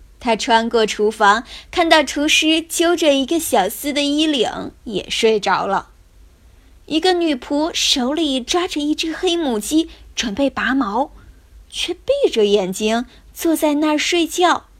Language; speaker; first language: Chinese; native; Chinese